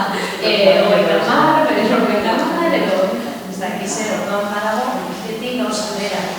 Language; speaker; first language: Basque; non-native, learner; Spanish